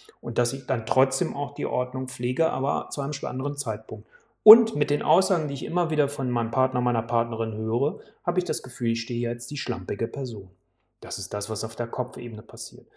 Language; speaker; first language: German; native; German